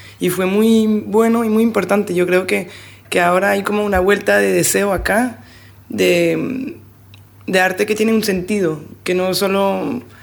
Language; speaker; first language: Spanish; non-native, fluent; French